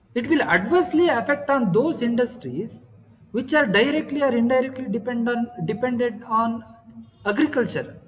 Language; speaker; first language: English; non-native, local second language; Kannada